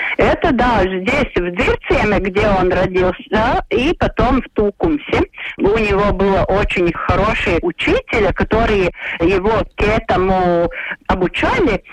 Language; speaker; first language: Russian; non-native, local second language; Latvian